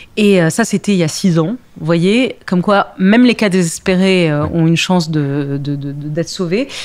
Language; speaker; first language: French; early bilingual, other home language; Arabic